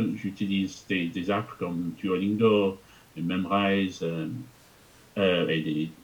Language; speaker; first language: French; non-native, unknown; English